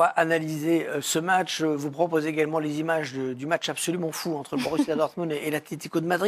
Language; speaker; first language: French; native; French